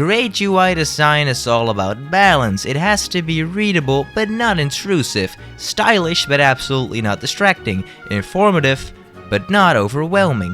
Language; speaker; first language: English; native; English